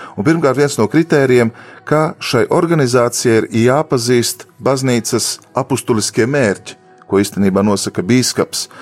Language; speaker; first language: Latvian; native; Latvian